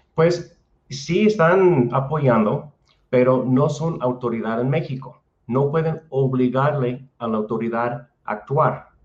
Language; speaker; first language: Spanish; non-native, fluent; English